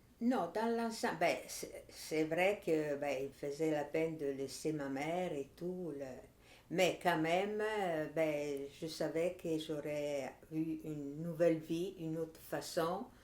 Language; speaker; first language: French; non-native, fluent; Italian